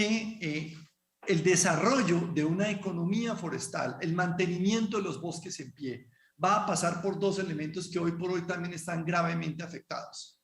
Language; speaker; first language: Spanish; native; Spanish